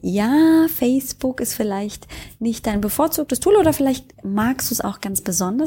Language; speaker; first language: German; native; German